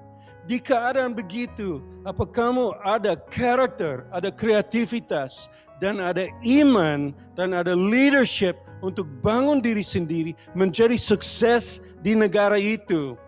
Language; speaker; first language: Indonesian; non-native, learner; English